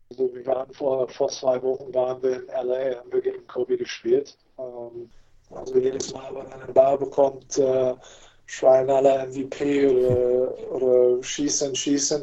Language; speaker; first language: German; non-native, fluent; English